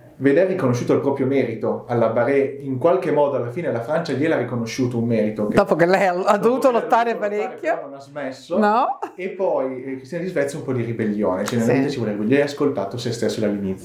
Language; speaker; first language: Italian; native; Italian